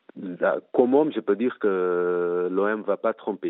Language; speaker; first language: French; non-native, fluent; Portuguese